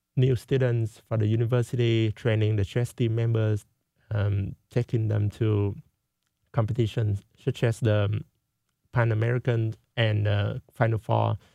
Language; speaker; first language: English; non-native, fluent; Vietnamese